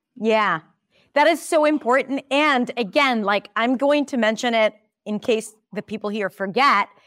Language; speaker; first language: English; non-native, fluent; Hebrew